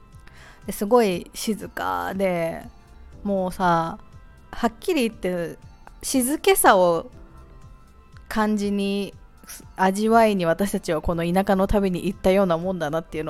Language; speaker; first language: Japanese; native; Japanese